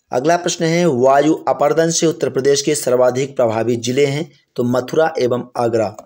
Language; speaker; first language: Hindi; native; Hindi